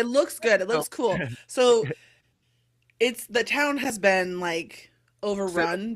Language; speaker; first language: English; native; English